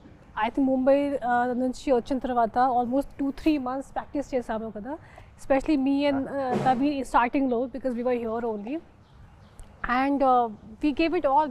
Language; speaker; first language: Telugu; non-native, local second language; Hindi